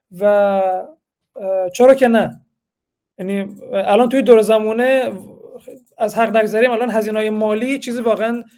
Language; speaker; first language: Persian; native; Persian